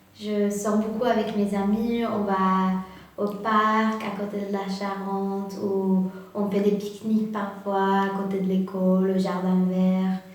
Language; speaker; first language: French; non-native, fluent; Spanish